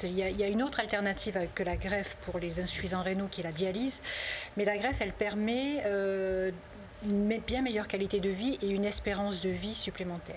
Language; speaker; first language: French; native; French